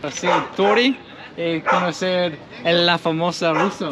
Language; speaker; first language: Spanish; non-native, learner; English